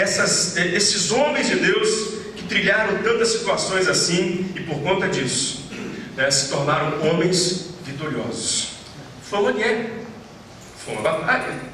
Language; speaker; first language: Portuguese; native; Portuguese